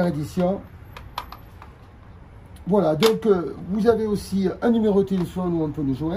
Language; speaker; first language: French; native; French